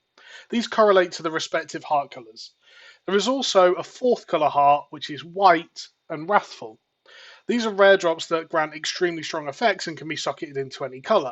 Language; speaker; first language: English; native; English